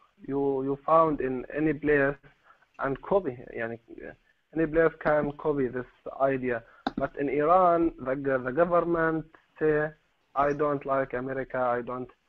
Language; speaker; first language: English; non-native, learner; Arabic